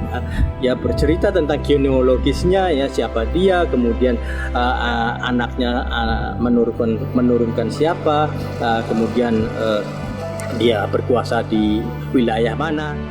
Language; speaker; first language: Malay; native; Malay